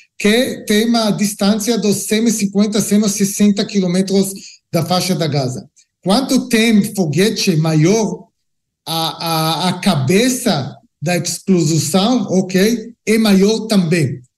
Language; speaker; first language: Portuguese; non-native, learner; Hebrew